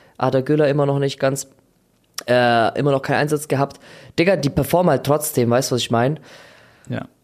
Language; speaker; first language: German; native; German